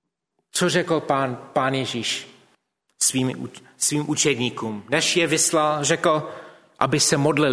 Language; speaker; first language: Czech; non-native, fluent; English